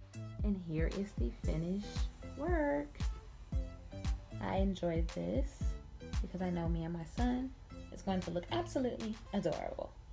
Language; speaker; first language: English; native; English